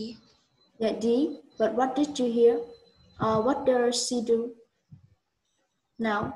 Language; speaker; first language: English; non-native, learner; Vietnamese